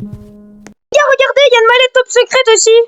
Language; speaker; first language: French; native; French